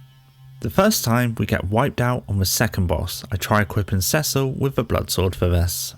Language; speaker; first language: English; native; English